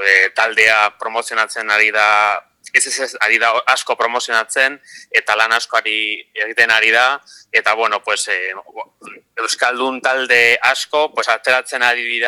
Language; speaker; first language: Basque; non-native, local second language; Spanish